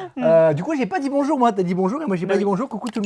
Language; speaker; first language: French; native; French